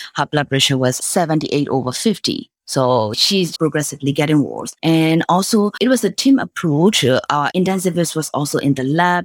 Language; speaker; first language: English; non-native, fluent; Burmese